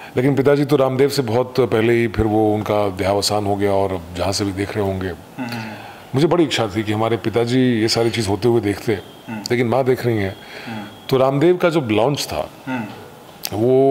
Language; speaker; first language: Hindi; native; Hindi